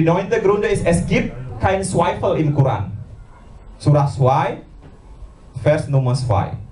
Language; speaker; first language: German; non-native, learner; Indonesian